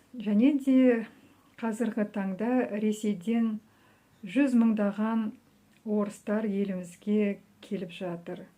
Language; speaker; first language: Kazakh; native; Kazakh